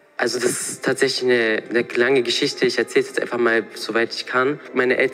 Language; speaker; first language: German; native; German